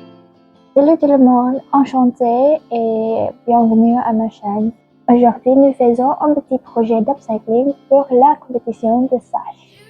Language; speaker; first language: French; non-native, learner; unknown